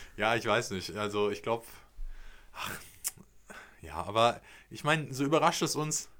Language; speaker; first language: German; native; German